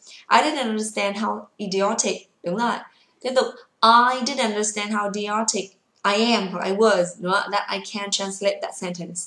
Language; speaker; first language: English; non-native, fluent; Vietnamese